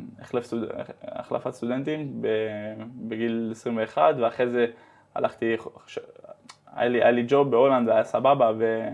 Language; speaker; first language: Hebrew; early bilingual, heritage; Hebrew